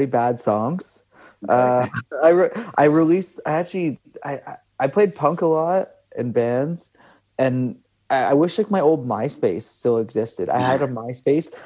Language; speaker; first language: English; native; English